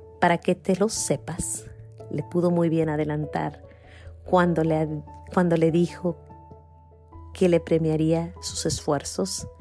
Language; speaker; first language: Spanish; native; Spanish